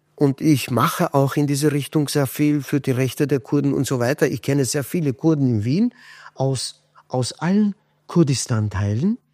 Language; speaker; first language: German; non-native, fluent; Kurdish